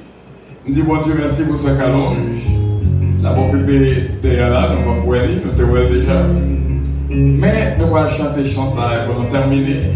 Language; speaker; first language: French; non-native, local second language; Haitian Creole